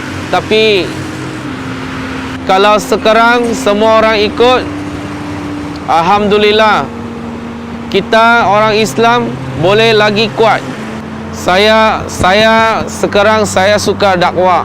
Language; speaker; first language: Indonesian; non-native, local second language; Chinese